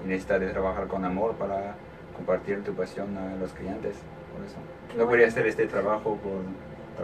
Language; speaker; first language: Spanish; non-native, learner; French